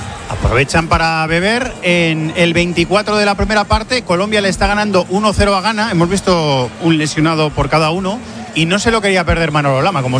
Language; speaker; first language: Spanish; native; Spanish